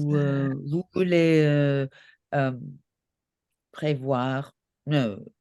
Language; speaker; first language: French; non-native, learner; English